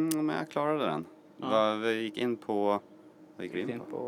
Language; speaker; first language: Swedish; native; Swedish